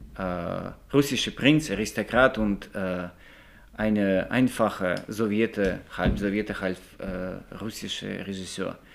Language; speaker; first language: German; non-native, learner; Russian